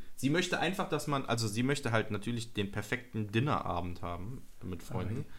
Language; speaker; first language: German; native; German